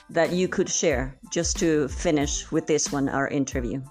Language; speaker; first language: English; non-native, fluent; Spanish